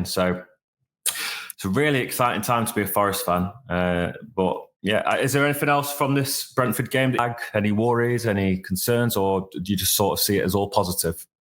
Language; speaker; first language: English; native; English